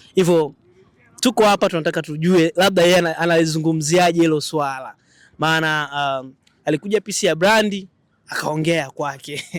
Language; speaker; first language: Swahili; native; Swahili